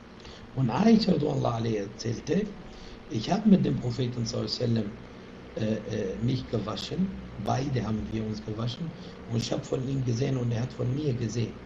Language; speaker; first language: German; non-native, fluent; Arabic